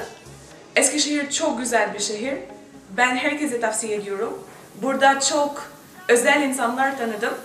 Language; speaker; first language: Turkish; non-native, learner; Albanian